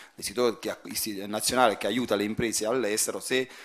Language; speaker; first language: Italian; native; Italian